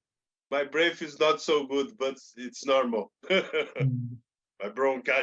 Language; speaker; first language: English; non-native, learner; Portuguese